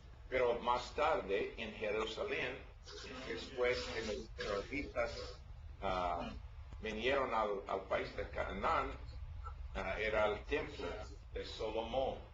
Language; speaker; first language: Spanish; non-native, learner; English